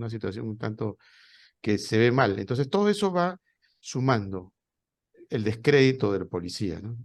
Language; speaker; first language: Spanish; native; Spanish